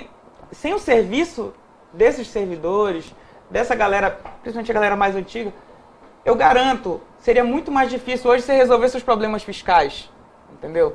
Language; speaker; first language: Portuguese; native; Portuguese